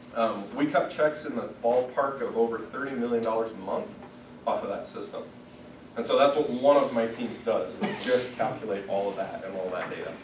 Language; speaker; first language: English; native; English